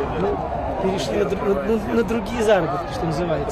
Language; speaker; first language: Russian; native; Russian